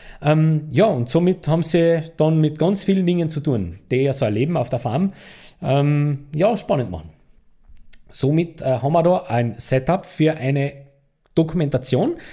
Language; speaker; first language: German; native; German